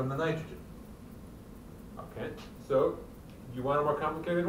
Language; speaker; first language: English; native; English